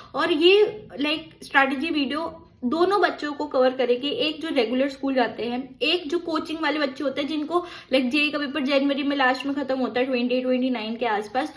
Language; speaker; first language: Hindi; native; Hindi